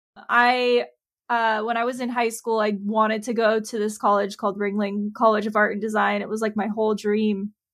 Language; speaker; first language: English; native; English